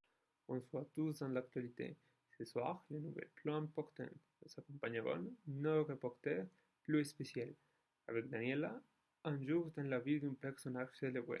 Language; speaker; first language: French; non-native, learner; Spanish